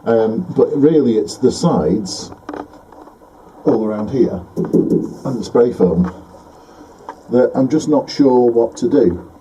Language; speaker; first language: English; native; English